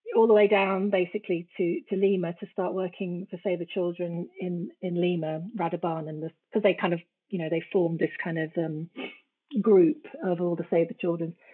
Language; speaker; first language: English; native; English